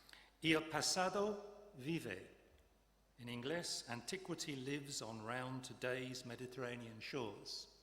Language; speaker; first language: Spanish; non-native, fluent; English